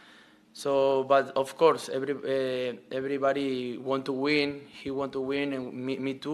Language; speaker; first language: English; non-native, learner; Spanish